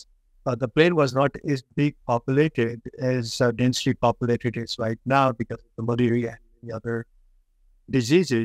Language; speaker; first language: English; non-native, local second language; Nepali